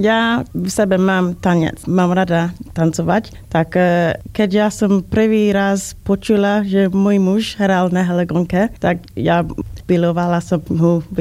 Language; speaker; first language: Slovak; non-native, learner; English